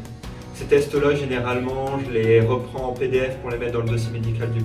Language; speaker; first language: French; native; French